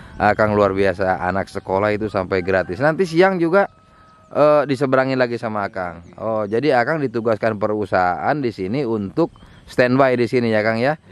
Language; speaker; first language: Indonesian; non-native, local second language; Sundanese